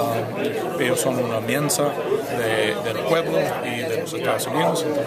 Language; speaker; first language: Spanish; non-native, fluent; English